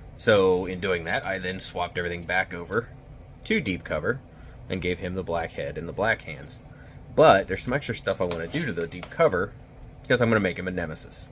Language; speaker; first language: English; native; English